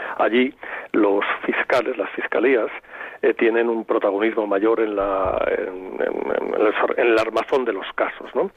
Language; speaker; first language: Spanish; native; Spanish